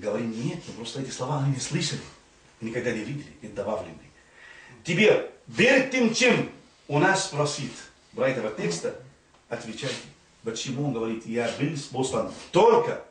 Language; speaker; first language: Russian; non-native, fluent; Arabic